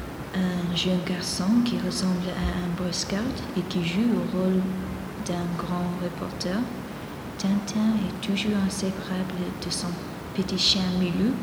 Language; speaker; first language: French; non-native, fluent; Greek